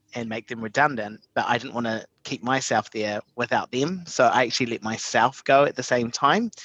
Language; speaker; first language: English; native; English